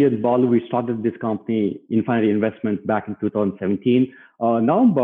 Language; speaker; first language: English; non-native, local second language; Telugu